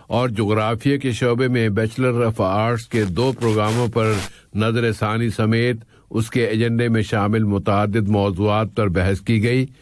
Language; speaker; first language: Urdu; native; Urdu